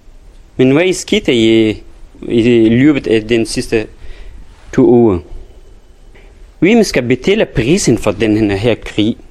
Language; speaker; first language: Danish; non-native, learner; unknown